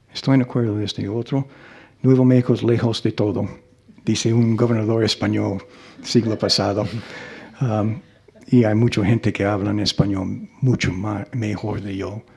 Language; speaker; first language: Spanish; non-native, fluent; English